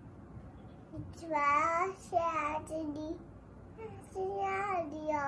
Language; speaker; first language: Chinese; early bilingual, heritage; Chinese